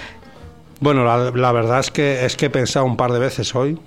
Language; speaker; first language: Spanish; native; Spanish